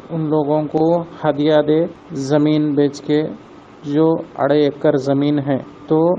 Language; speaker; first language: Hindi; native; Hindi